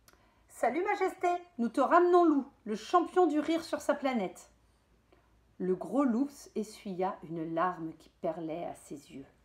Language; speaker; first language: French; native; French